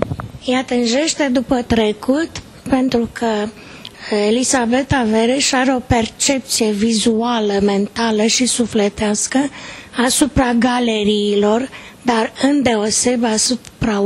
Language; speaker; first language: Romanian; native; Romanian